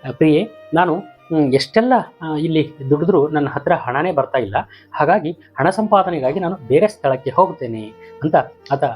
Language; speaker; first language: Kannada; native; Kannada